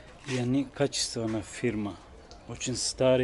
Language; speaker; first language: Russian; non-native, learner; Turkish